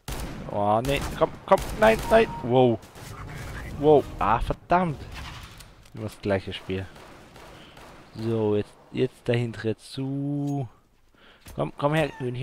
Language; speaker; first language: German; native; German